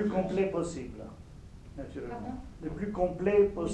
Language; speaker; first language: French; non-native, fluent; Italian